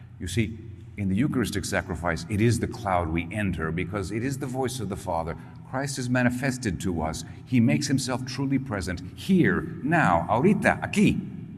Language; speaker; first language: English; early bilingual, other home language; Spanish